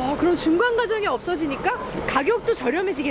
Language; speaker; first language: Korean; native; Korean